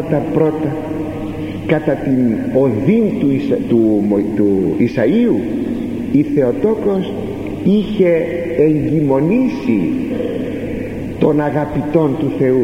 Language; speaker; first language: Greek; native; Greek